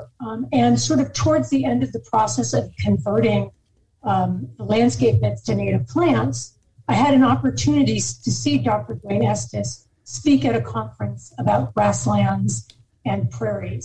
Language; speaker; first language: English; native; English